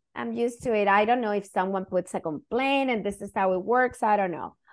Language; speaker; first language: English; non-native, fluent; Spanish